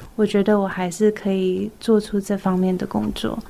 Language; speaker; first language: Chinese; early bilingual, heritage; Chinese